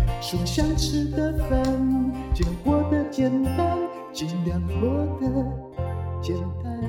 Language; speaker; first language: Chinese; native; Chinese